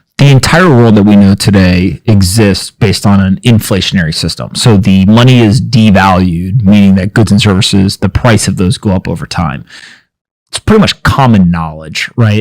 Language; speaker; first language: English; native; English